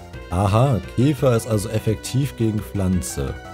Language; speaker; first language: German; native; German